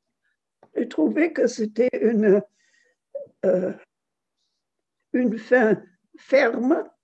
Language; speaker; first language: French; non-native, fluent; German